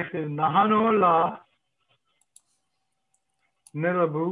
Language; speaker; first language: Arabic; non-native, learner; English